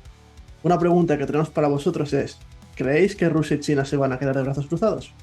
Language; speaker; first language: Spanish; native; Spanish